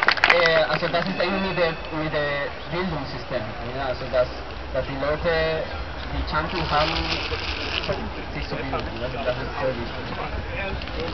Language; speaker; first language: German; non-native, learner; Spanish